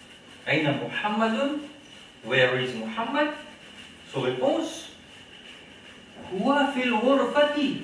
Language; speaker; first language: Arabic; non-native, learner; Haitian Creole